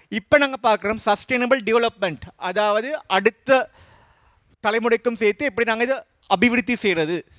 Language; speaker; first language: Tamil; non-native, local second language; Sinhala